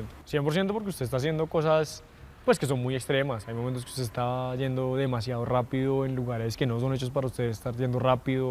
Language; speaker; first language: Spanish; native; Spanish